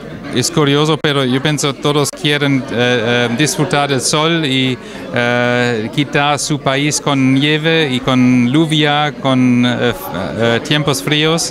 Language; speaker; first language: Spanish; non-native, fluent; German